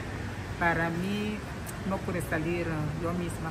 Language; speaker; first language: Spanish; non-native, learner; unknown